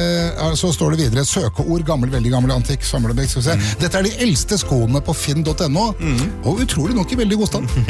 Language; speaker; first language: Norwegian; native; Norwegian